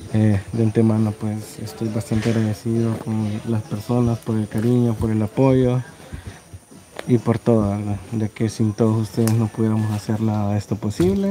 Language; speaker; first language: Spanish; native; Spanish